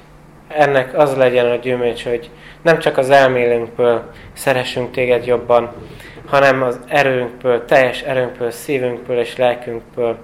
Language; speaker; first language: Hungarian; non-native, fluent; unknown